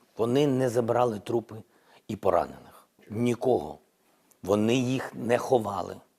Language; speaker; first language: Ukrainian; non-native, local second language; Russian